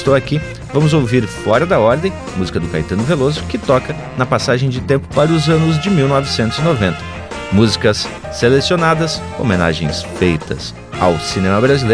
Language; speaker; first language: Portuguese; native; Portuguese